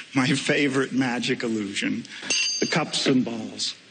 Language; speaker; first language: English; native; English